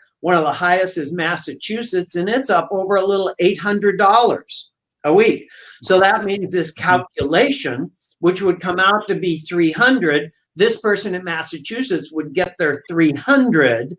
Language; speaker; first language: English; native; English